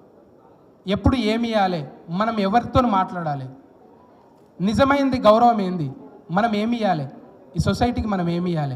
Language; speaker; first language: Telugu; native; Telugu